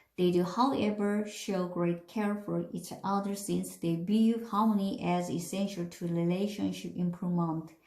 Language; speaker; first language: English; non-native, fluent; Korean